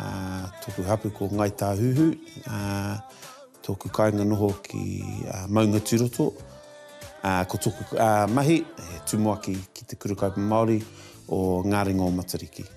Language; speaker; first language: Māori; non-native, local second language; English